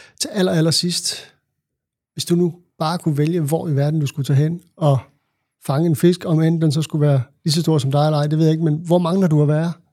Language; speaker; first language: Danish; native; Danish